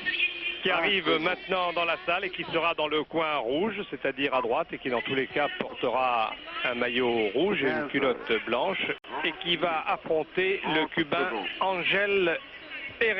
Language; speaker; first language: French; native; French